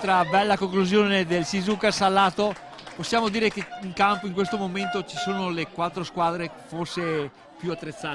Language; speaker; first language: Italian; native; Italian